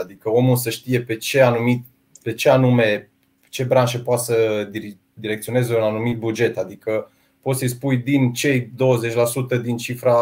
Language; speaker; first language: Romanian; native; Romanian